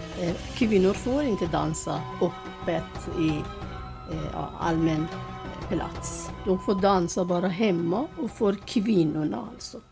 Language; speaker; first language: Swedish; non-native, learner; Persian